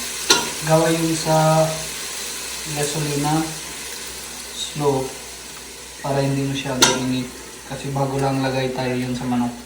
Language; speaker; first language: Filipino; non-native, learner; Hindi